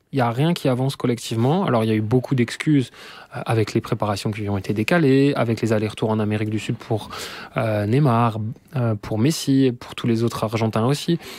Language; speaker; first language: French; native; French